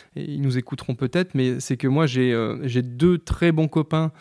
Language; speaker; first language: French; native; French